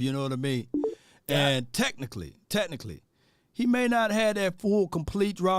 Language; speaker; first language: English; native; English